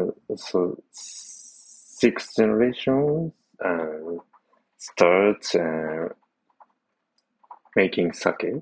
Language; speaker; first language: English; non-native, learner; Japanese